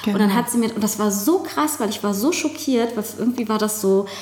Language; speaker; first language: German; native; German